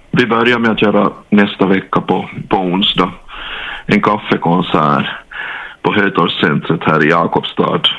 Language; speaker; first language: Swedish; native; Swedish